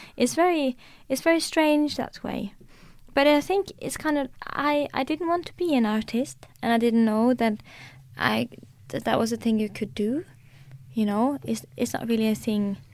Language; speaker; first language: English; non-native, fluent; Norwegian